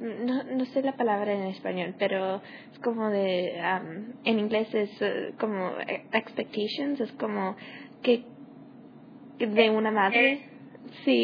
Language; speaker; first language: Spanish; non-native, learner; English